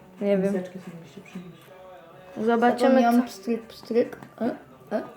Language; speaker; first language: Polish; early bilingual, heritage; Polish